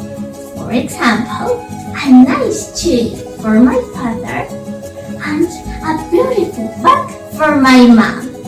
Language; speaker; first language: English; non-native, learner; Spanish